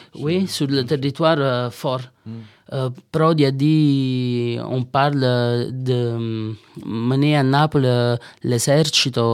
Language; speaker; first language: French; non-native, learner; Italian